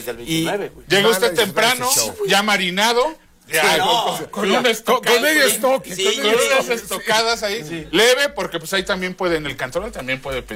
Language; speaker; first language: Spanish; native; Spanish